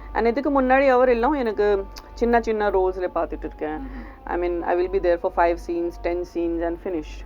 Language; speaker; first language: Tamil; non-native, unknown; Gujarati